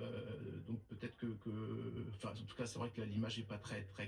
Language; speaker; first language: French; native; French